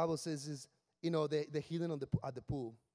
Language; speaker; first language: English; non-native, fluent; Spanish